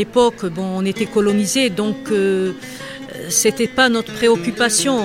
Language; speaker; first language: French; non-native, local second language; Kabyle